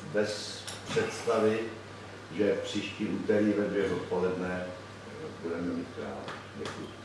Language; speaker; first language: Czech; native; Czech